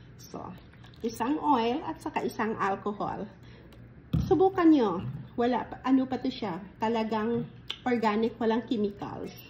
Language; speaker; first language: Filipino; non-native, local second language; Cebuano